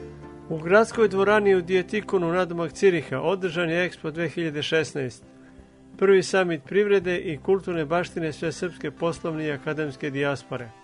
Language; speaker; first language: Serbian; native; Serbian